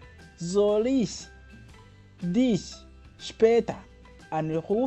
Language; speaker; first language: German; non-native, fluent; Kinyarwanda